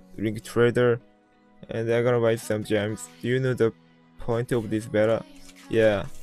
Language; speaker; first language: English; non-native, learner; Korean